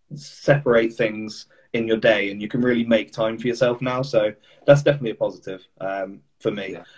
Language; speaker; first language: English; native; English